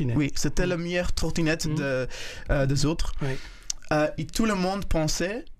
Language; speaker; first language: French; non-native, local second language; Kinyarwanda